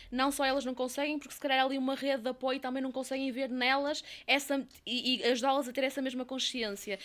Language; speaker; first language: Portuguese; native; Portuguese